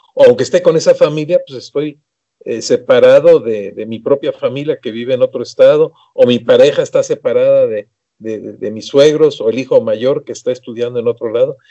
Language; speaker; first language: Spanish; native; Spanish